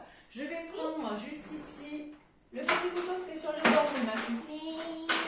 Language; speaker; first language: French; native; French